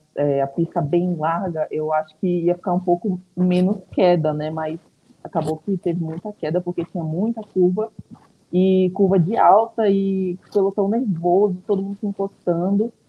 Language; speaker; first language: Portuguese; native; Portuguese